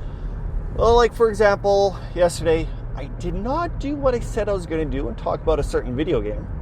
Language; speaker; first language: English; native; English